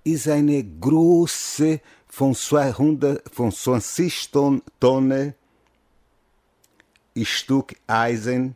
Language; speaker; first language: German; non-native, fluent; Portuguese